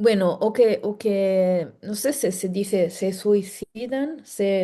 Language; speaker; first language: Spanish; non-native, fluent; Italian